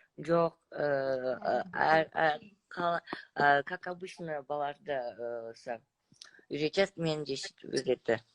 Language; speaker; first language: Kazakh; non-native, local second language; Russian